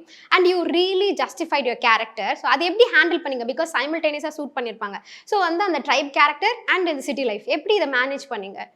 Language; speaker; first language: Tamil; native; Tamil